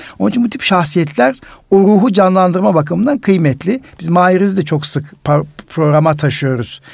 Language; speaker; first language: Turkish; native; Turkish